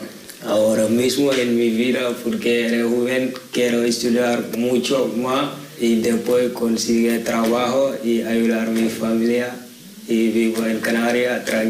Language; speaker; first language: Spanish; non-native, learner; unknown